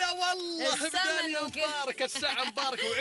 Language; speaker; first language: Arabic; native; Arabic